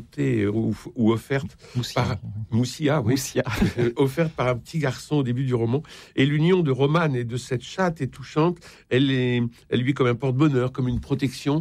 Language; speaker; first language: French; native; French